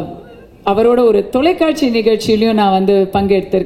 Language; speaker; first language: Tamil; native; Tamil